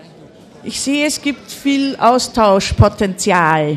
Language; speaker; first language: German; native; German